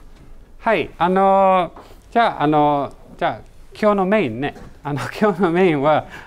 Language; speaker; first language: Japanese; non-native, learner; English